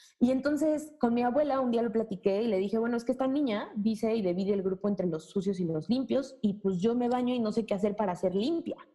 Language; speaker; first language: Spanish; native; Spanish